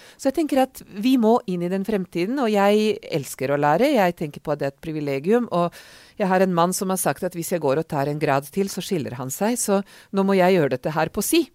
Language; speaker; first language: Norwegian; non-native, fluent; Hungarian